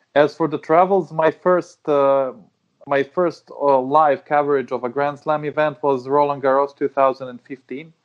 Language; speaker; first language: English; non-native, fluent; Serbian